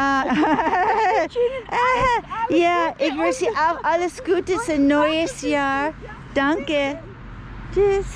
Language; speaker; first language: German; non-native, fluent; English